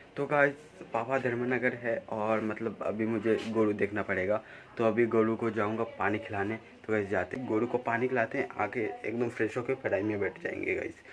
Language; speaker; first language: Hindi; non-native, local second language; Bangla